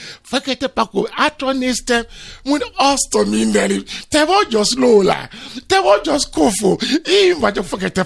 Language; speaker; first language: Hungarian; non-native, fluent; Yoruba